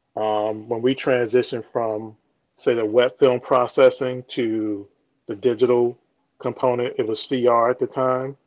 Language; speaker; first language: English; native; English